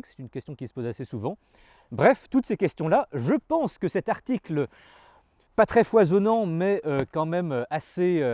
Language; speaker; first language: French; native; French